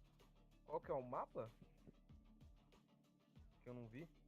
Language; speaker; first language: Portuguese; native; Portuguese